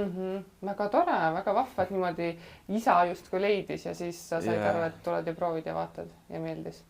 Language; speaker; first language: Estonian; native; Estonian